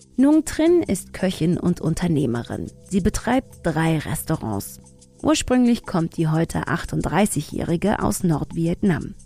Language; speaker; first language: German; early bilingual, other home language; Tigrinya